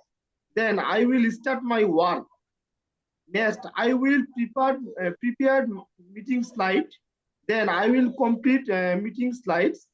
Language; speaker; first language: English; non-native, learner; Bangla